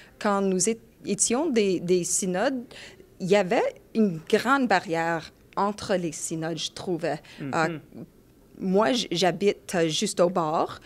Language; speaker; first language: French; non-native, learner; English